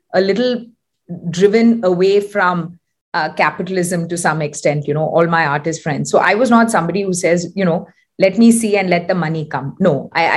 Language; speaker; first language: English; non-native, local second language; Tamil